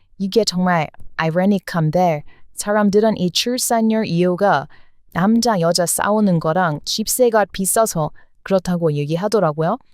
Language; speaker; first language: Korean; non-native, fluent; English